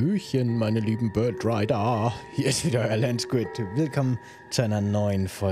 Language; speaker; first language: German; native; German